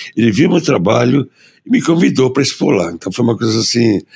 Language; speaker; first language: Portuguese; early bilingual, other home language; German